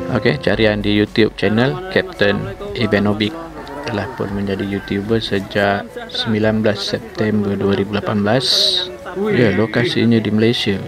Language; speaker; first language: Malay; native; Malay